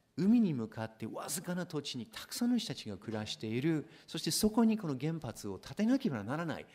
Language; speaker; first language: Japanese; non-native, fluent; English